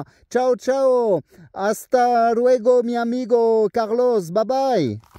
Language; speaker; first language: Spanish; non-native, learner; French